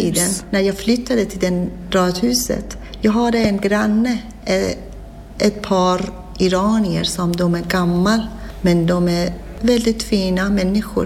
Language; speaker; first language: Swedish; non-native, learner; Persian